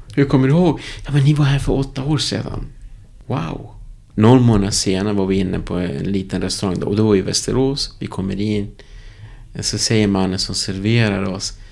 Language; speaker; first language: Swedish; early bilingual, other home language; Spanish